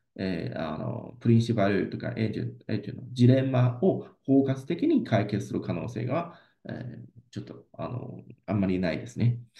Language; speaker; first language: Japanese; non-native, fluent; Chinese